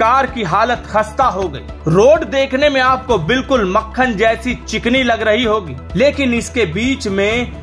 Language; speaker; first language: Hindi; native; Hindi